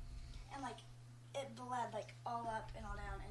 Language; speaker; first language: English; native; English